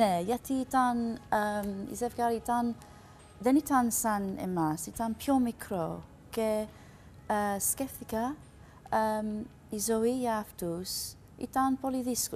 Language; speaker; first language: Greek; non-native, learner; English